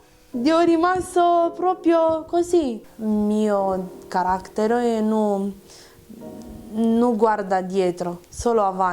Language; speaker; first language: Italian; non-native, learner; Romanian